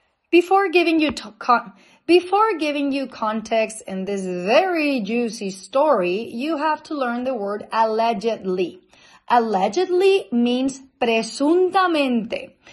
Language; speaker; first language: English; native; English